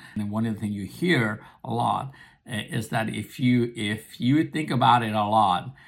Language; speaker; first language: English; non-native, local second language; Nepali